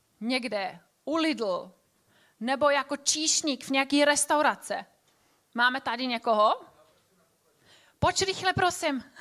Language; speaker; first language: Czech; non-native, fluent; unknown